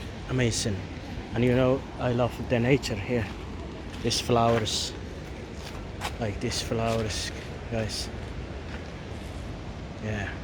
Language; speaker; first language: English; non-native, fluent; Somali